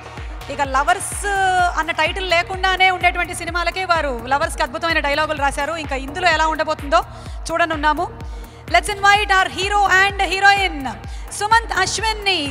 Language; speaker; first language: Telugu; native; Telugu